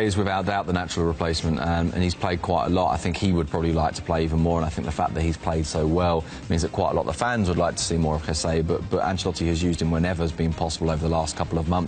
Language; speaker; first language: English; native; English